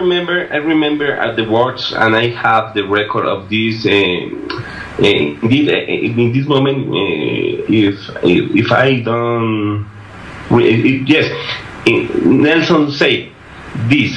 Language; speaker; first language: English; non-native, learner; Spanish